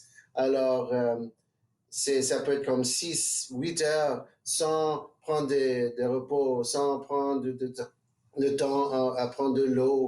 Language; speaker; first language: French; non-native, local second language; English